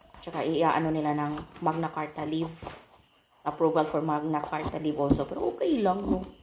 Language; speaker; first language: Filipino; non-native, local second language; Cebuano